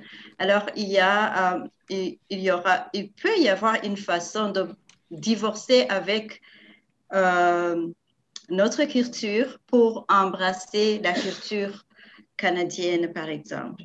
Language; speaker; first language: French; non-native, local second language; Rundi